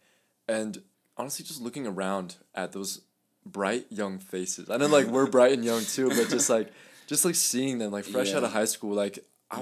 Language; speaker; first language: English; early bilingual, other home language; Spanish